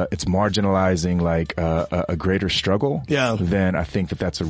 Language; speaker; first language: English; native; English